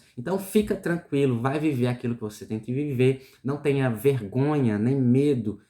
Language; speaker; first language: Portuguese; native; Portuguese